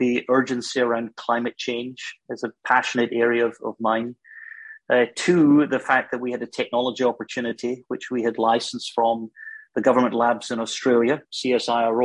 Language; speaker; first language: English; native; English